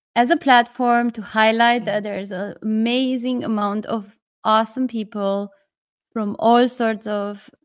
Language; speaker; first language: English; non-native, fluent; Romanian